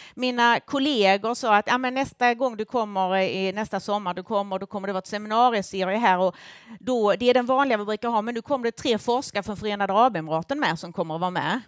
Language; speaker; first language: Swedish; native; Swedish